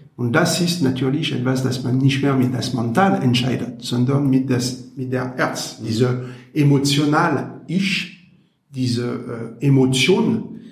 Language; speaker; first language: German; non-native, learner; French